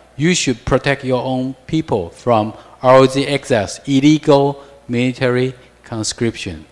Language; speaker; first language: English; non-native, learner; Chinese